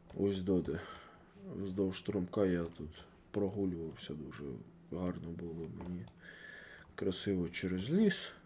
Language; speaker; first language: Ukrainian; non-native, local second language; Russian